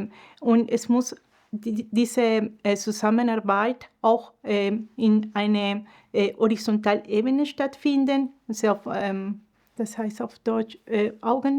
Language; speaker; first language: German; non-native, fluent; Spanish